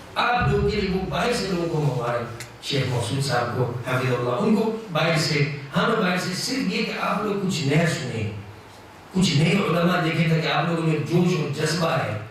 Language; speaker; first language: Urdu; non-native, local second language; Pashto